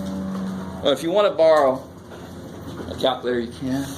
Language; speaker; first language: English; native; English